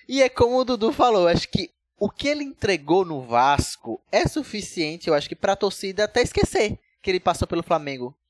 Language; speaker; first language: Portuguese; native; Portuguese